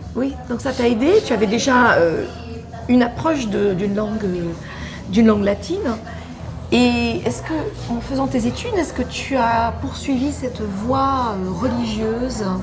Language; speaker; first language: French; native; French